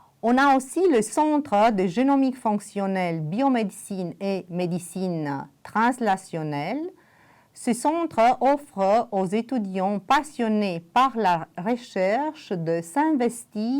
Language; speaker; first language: French; non-native, fluent; Romanian